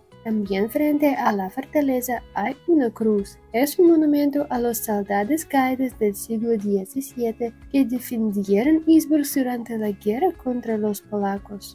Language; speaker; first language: Spanish; non-native, fluent; Russian